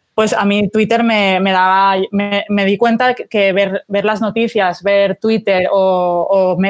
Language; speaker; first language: Spanish; native; Spanish